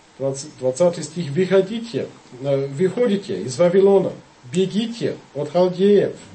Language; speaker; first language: Russian; non-native, fluent; English